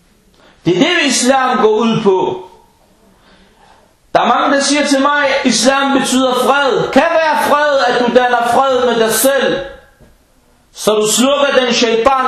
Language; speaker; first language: Danish; early bilingual, other home language; Arabic